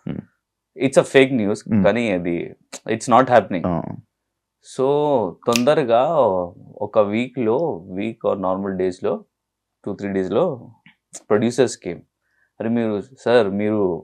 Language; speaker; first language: Telugu; non-native, learner; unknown